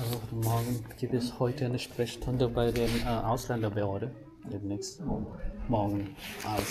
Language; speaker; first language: German; non-native, learner; Filipino